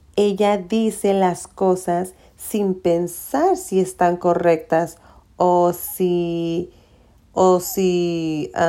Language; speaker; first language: Spanish; early bilingual, heritage; Spanish